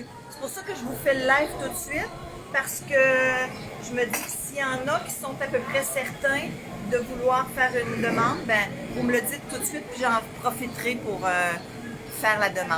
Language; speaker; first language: French; native; French